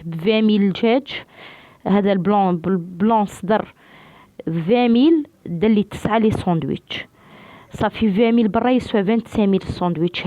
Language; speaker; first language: Arabic; native; Arabic